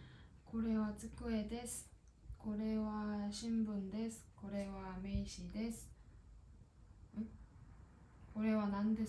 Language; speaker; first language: Japanese; non-native, learner; Korean